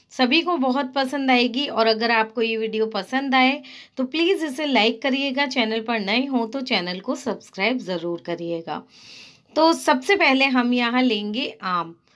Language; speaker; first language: Hindi; native; Hindi